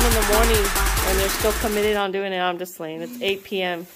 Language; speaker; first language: English; early bilingual, other home language; Spanish